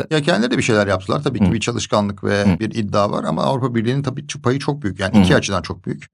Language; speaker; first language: Turkish; native; Turkish